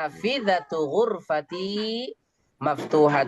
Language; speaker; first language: Arabic; non-native, fluent; Indonesian